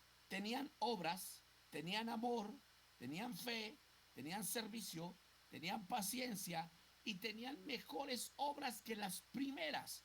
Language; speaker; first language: Spanish; native; Spanish